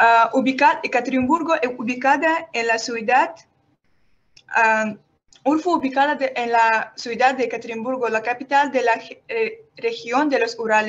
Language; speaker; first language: Spanish; non-native, learner; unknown